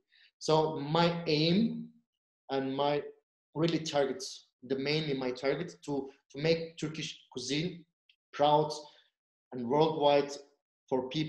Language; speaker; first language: English; non-native, fluent; Turkish